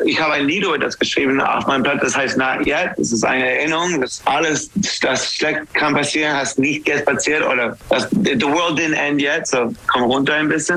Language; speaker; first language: German; non-native, fluent; English